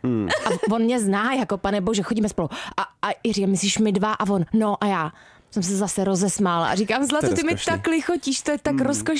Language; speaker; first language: Czech; native; Czech